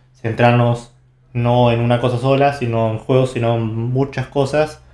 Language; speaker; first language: Spanish; native; Spanish